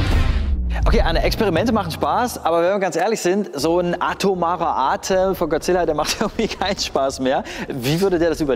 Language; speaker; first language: German; native; German